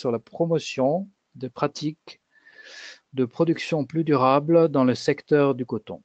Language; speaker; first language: French; native; French